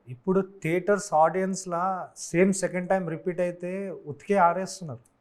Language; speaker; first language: Telugu; non-native, fluent; Manipuri